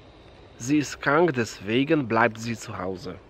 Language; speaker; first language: German; non-native, fluent; Polish